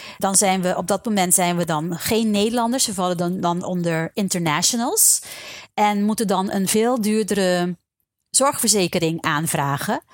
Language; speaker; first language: Dutch; non-native, local second language; Papiamento